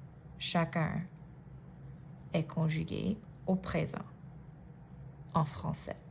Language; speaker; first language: French; non-native, fluent; English